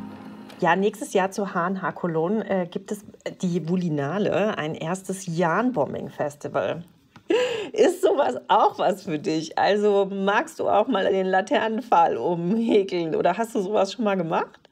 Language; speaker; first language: German; native; German